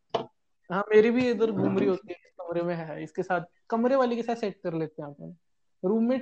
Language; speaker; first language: Hindi; native; Hindi